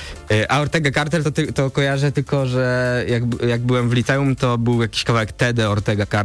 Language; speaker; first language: Polish; native; Polish